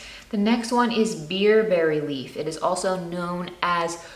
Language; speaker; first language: English; native; English